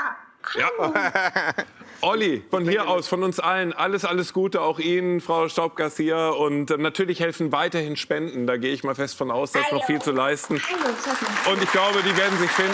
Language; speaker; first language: German; native; German